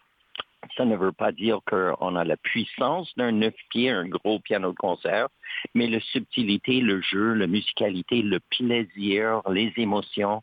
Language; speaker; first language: French; native; French